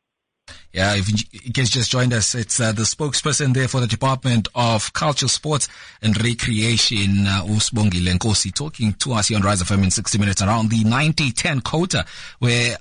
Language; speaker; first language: English; non-native, local second language; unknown